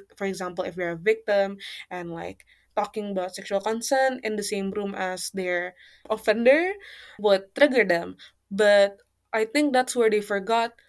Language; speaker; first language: English; non-native, fluent; Indonesian